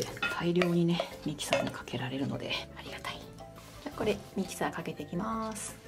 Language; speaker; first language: Japanese; native; Japanese